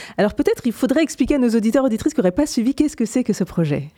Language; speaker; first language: French; native; French